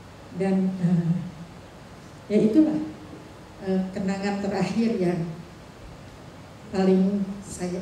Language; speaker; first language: Indonesian; native; Indonesian